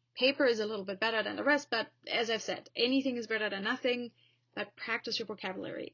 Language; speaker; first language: English; non-native, fluent; German